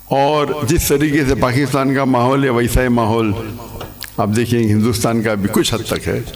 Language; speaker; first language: Urdu; non-native, local second language; English